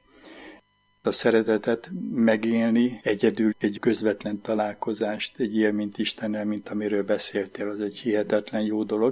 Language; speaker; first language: Hungarian; native; Hungarian